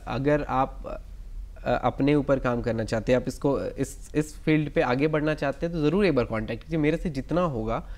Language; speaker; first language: Hindi; native; Hindi